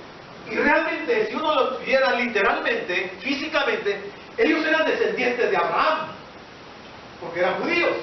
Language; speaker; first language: Spanish; native; Spanish